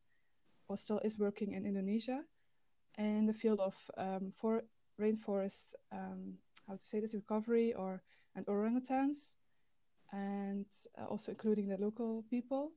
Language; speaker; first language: English; non-native, fluent; Dutch